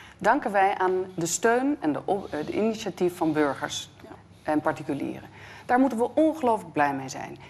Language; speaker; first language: Dutch; non-native, fluent; Italian